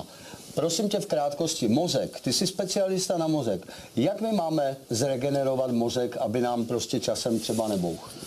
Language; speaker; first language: Czech; native; Czech